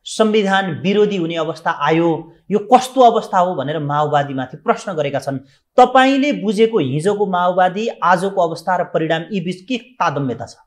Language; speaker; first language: Nepali; native; Nepali